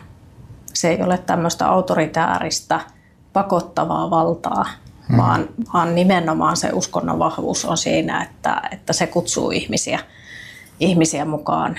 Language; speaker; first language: Finnish; native; Finnish